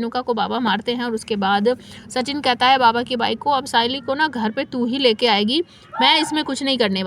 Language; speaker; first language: Hindi; native; Hindi